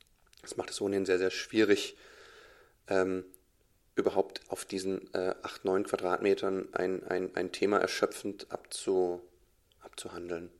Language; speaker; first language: German; native; German